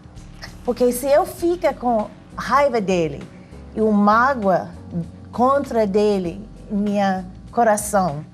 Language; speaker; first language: Portuguese; non-native, learner; English